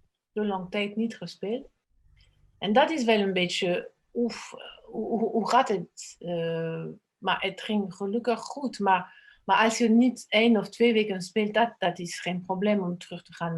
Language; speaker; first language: Dutch; non-native, fluent; French